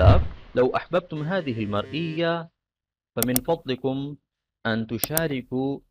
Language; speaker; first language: Arabic; non-native, fluent; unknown